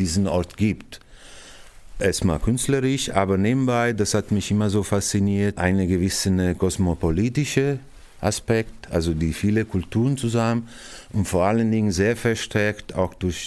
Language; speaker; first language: German; non-native, fluent; Italian